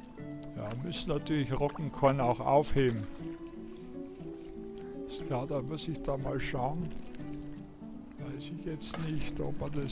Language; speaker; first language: German; native; German